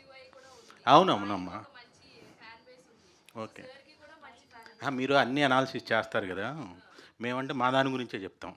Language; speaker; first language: Telugu; native; Telugu